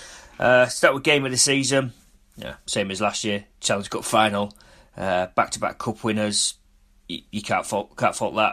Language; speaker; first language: English; native; English